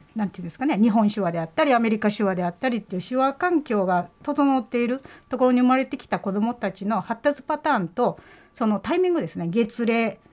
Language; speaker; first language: Japanese; native; Japanese